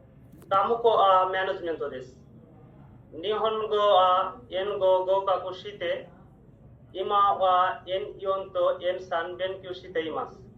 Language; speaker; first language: Japanese; non-native, learner; Bangla